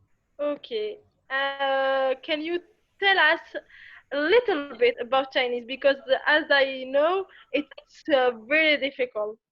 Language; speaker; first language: English; non-native, learner; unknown